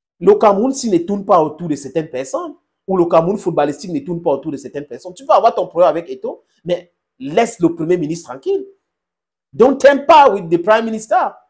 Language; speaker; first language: French; non-native, local second language; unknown